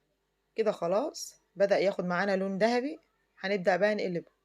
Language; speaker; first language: Arabic; native; Arabic